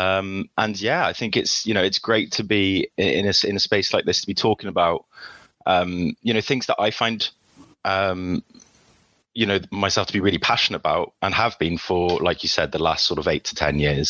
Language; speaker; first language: English; early bilingual, other home language; French